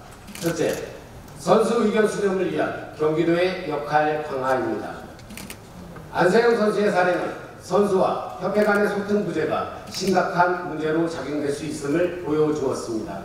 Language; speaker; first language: Korean; native; Korean